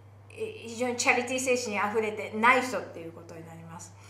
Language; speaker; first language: Japanese; native; Japanese